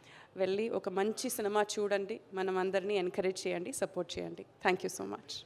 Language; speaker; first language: Telugu; non-native, fluent; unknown